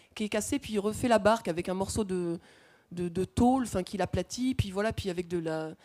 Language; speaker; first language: French; native; French